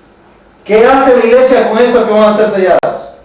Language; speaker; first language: Spanish; native; Spanish